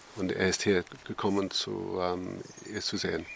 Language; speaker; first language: German; non-native, learner; English